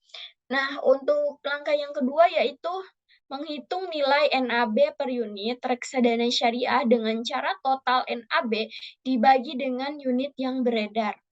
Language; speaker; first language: Indonesian; native; Indonesian